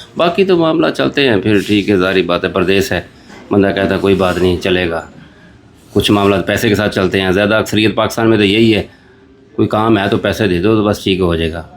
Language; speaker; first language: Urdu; non-native, local second language; Punjabi